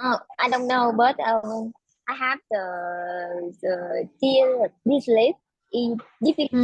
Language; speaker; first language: English; non-native, learner; Vietnamese